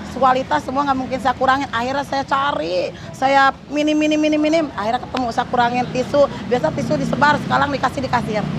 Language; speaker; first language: Indonesian; non-native, local second language; Sundanese